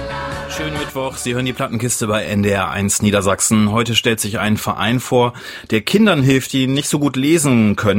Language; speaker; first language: German; native; German